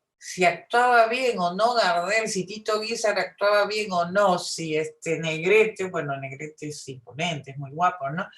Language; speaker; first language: Spanish; native; Spanish